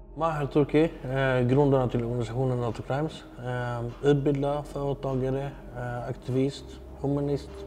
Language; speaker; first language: Swedish; early bilingual, other home language; Arabic